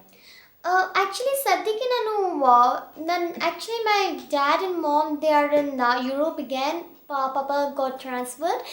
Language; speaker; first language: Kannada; early bilingual, heritage; Kannada